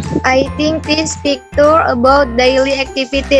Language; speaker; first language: English; non-native, learner; Indonesian